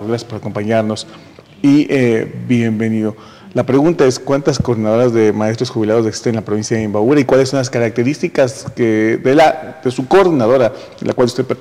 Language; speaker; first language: Spanish; native; Spanish